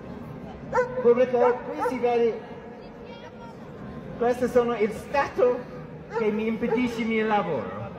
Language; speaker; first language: Italian; non-native, fluent; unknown